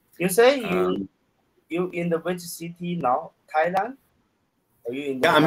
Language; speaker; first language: English; non-native, learner; Chinese